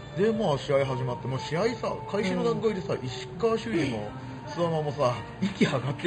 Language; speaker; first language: Japanese; native; Japanese